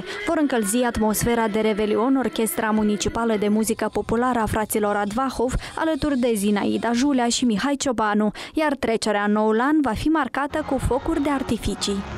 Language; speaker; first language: Romanian; native; Romanian